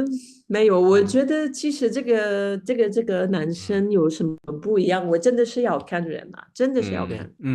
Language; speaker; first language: Chinese; non-native, fluent; French